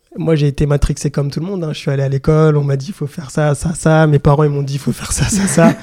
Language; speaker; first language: French; early bilingual, other home language; Lingala